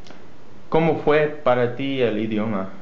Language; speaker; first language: Spanish; non-native, learner; English